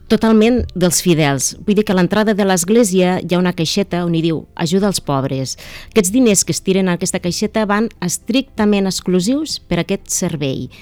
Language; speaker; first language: Catalan; native; Catalan